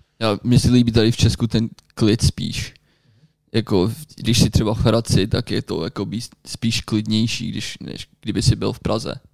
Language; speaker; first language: Czech; early bilingual, heritage; Czech